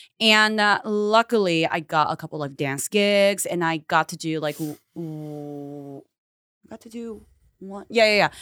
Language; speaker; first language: English; early bilingual, other home language; Japanese